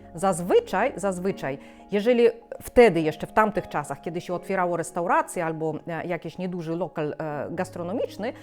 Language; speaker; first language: Polish; non-native, fluent; Korean